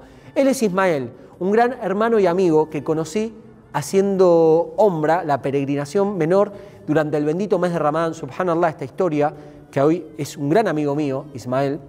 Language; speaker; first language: Spanish; native; Spanish